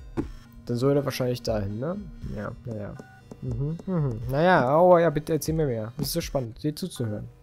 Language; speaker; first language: German; native; German